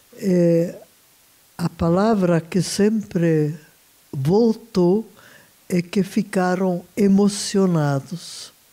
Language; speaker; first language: Portuguese; non-native, fluent; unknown